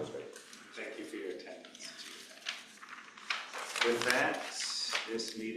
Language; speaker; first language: English; native; English